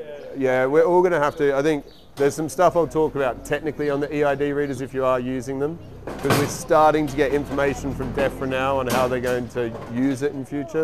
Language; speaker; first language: English; native; English